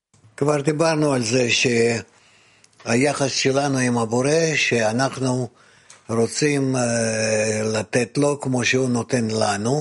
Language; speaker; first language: Hebrew; non-native, fluent; Russian